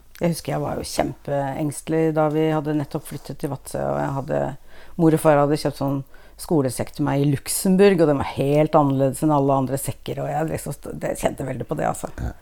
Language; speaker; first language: Norwegian; native; Norwegian